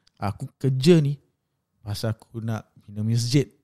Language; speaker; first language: Malay; early bilingual, heritage; Malay